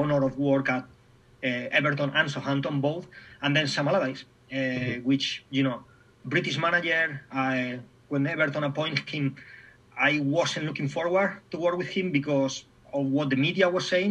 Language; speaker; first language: English; non-native, fluent; Spanish